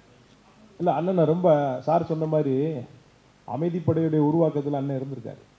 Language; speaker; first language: Tamil; native; Tamil